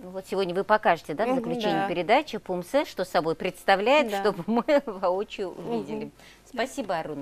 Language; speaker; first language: Russian; native; Russian